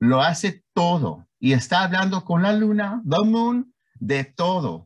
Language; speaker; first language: Spanish; early bilingual, heritage; Spanish